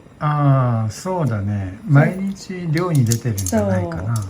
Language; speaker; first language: Japanese; native; Japanese